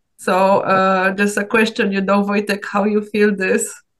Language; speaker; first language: English; non-native, learner; Polish